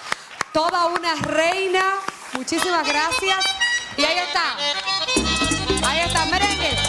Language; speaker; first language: Spanish; native; Spanish